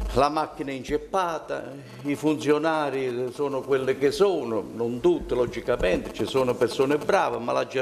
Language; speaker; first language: Italian; native; Italian